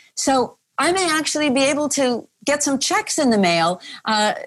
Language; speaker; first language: English; native; English